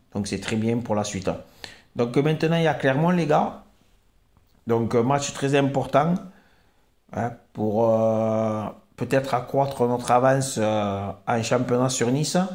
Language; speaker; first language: French; native; French